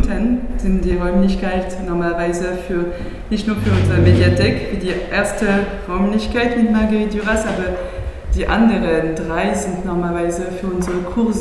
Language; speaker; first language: German; non-native, fluent; French